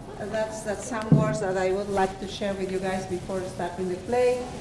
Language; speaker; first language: English; non-native, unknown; Quechua